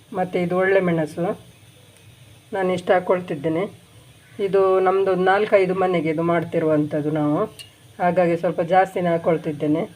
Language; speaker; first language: Kannada; non-native, local second language; Tulu